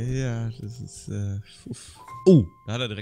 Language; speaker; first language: German; native; German